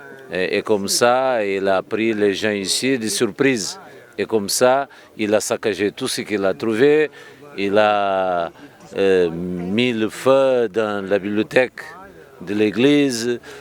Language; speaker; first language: French; non-native, fluent; Kabuverdianu